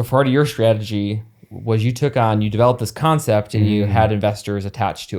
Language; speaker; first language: English; native; English